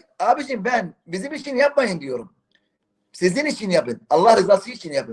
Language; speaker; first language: Turkish; non-native, fluent; Arabic